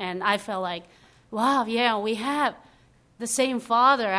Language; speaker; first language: English; non-native, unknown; Mongolian